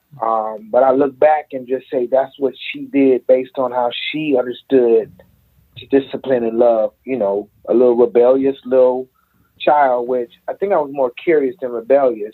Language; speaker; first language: English; native; English